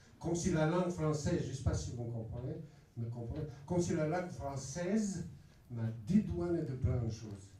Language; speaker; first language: French; non-native, fluent; Bosnian